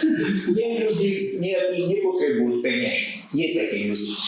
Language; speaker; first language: Slovak; non-native, learner; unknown